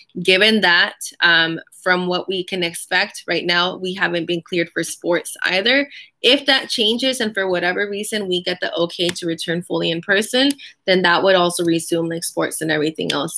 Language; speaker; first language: English; early bilingual, other home language; Spanish